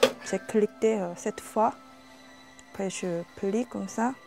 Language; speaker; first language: French; non-native, learner; Korean